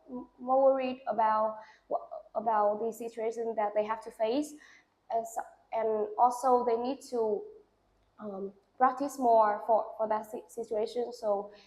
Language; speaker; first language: English; non-native, learner; Vietnamese